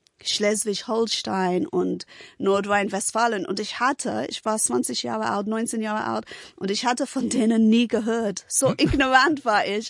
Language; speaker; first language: German; non-native, fluent; English